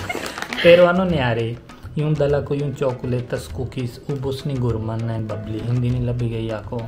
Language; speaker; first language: Filipino; non-native, learner; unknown